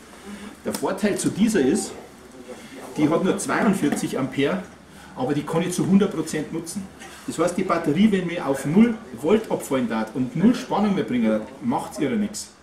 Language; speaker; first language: German; native; German